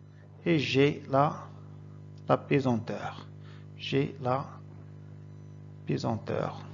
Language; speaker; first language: French; non-native, local second language; Arabic